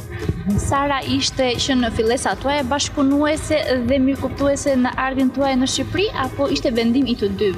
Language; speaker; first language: Albanian; native; Albanian